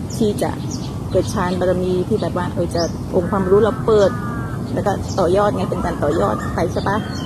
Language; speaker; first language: Thai; non-native, local second language; Northern Khmer